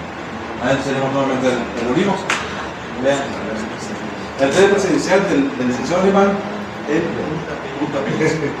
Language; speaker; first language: Spanish; native; Spanish